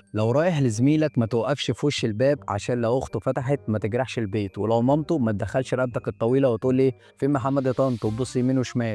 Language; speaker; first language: Arabic; native; Arabic